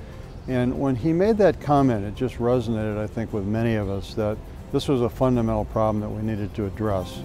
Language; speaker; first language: English; native; English